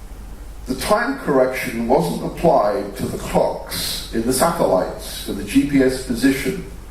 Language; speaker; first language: English; native; English